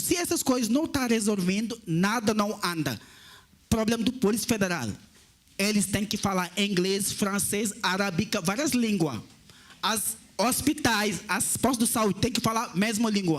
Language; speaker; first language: Portuguese; non-native, learner; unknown